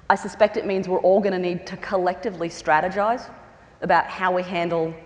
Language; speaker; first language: English; native; English